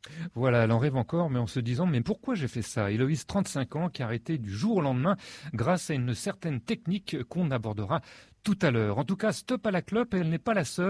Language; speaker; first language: French; native; French